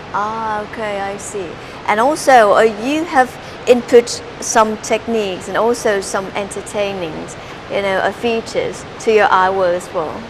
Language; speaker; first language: English; non-native, fluent; Thai